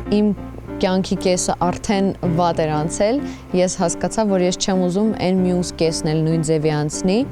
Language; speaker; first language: Armenian; early bilingual, heritage; Armenian